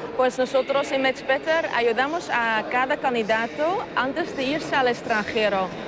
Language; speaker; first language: Spanish; non-native, fluent; Dutch